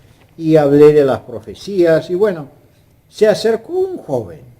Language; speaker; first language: Spanish; non-native, fluent; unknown